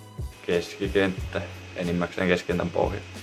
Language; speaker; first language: Finnish; native; Finnish